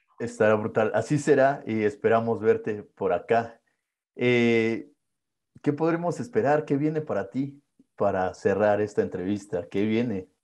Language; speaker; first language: Spanish; native; Spanish